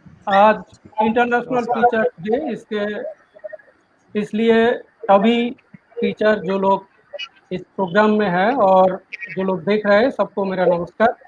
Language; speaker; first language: Hindi; non-native, local second language; Bangla